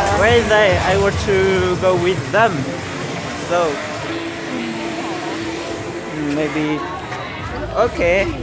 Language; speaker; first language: English; non-native, learner; Hmong